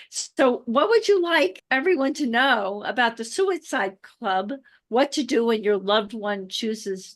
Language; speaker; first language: English; native; English